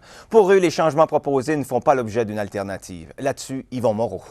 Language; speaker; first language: French; native; French